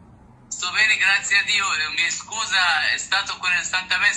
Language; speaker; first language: Italian; non-native, learner; Arabic